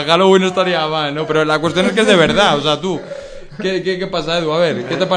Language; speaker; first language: Spanish; native; Spanish